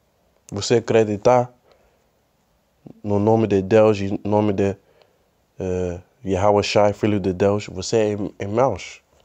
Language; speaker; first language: Portuguese; non-native, learner; Spanish